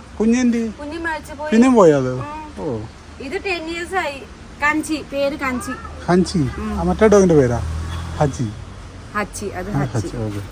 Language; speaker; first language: Malayalam; non-native, learner; Nepali